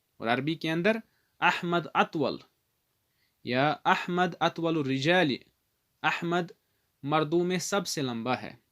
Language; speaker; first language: Urdu; non-native, local second language; Kashmiri